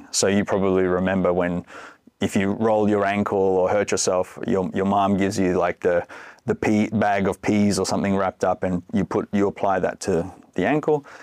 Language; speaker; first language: English; native; English